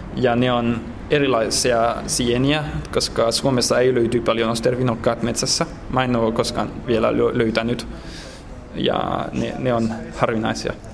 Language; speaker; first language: Finnish; non-native, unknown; French